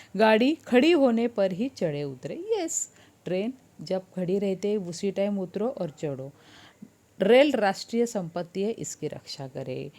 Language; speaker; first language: Hindi; non-native, local second language; Marathi